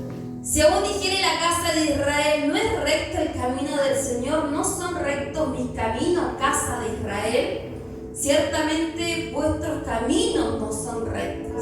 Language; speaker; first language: Spanish; native; Spanish